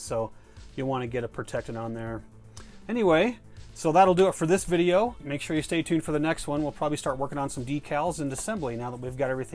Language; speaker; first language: English; native; English